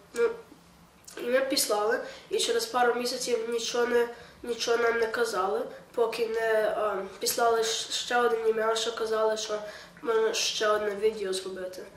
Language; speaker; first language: Ukrainian; early bilingual, heritage; Ukrainian